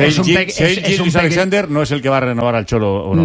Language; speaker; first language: Spanish; native; Spanish